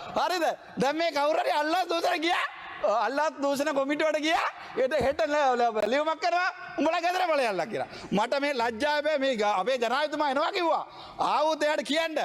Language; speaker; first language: Sinhala; non-native, local second language; Tamil